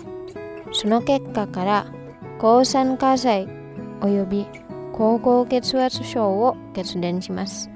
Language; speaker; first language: Japanese; non-native, fluent; Indonesian